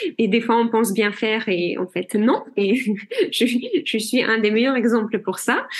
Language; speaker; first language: French; non-native, fluent; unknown